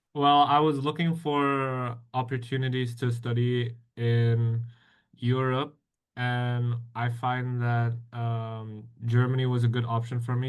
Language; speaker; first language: English; non-native, fluent; Indonesian